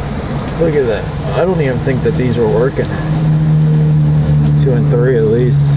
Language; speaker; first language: English; native; English